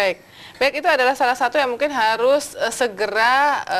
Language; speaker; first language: Indonesian; native; Indonesian